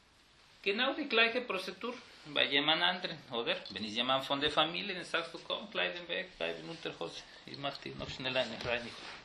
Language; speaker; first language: German; non-native, fluent; Spanish